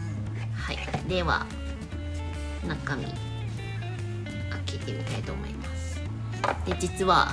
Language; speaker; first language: Japanese; non-native, fluent; Chinese